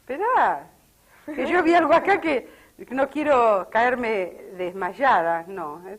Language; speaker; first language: Spanish; native; Spanish